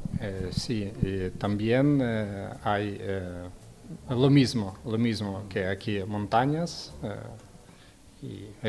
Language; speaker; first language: Spanish; non-native, learner; Ukrainian